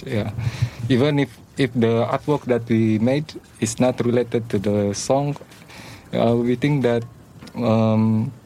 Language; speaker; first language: English; non-native, learner; Malay